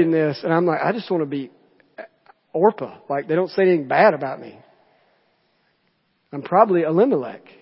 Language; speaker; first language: English; native; English